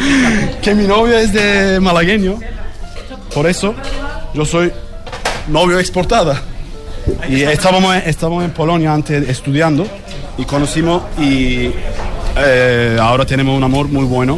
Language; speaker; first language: Spanish; non-native, learner; Turkish